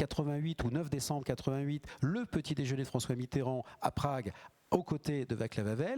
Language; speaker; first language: French; native; French